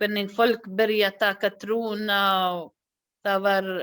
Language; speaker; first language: Icelandic; non-native, learner; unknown